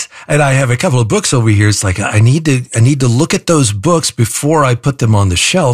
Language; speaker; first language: English; native; English